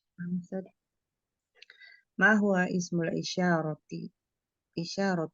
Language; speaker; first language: Arabic; non-native, learner; Indonesian